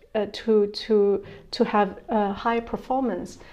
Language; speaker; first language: English; non-native, fluent; Chinese